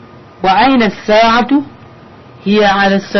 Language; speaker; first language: Arabic; non-native, learner; Indonesian